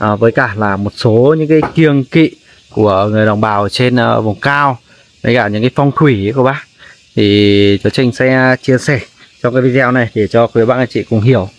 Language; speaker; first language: Vietnamese; non-native, local second language; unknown